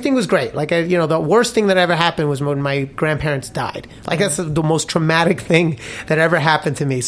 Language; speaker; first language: English; native; English